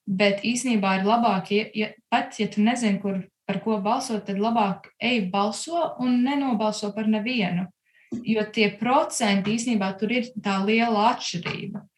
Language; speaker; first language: Latvian; early bilingual, heritage; Latvian